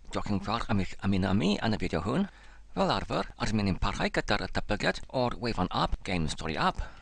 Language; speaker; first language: Welsh; non-native, fluent; English